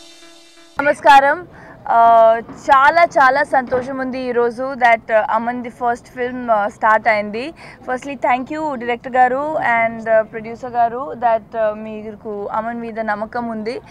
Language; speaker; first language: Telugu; non-native, learner; Punjabi